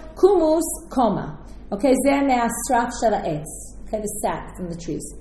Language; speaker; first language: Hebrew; non-native, fluent; English